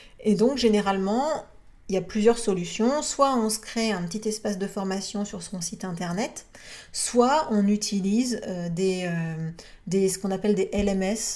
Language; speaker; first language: French; native; French